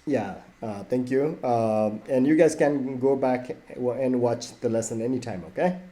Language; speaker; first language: English; non-native, local second language; Nepali